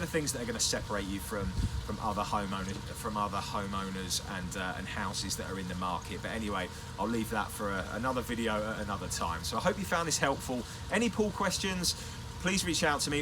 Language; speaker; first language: English; native; English